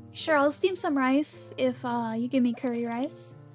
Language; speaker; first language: English; native; English